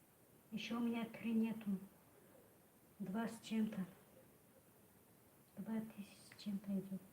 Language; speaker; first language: Russian; non-native, learner; Tajik